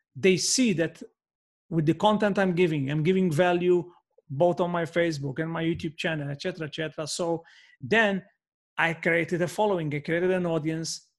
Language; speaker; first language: English; non-native, fluent; Maltese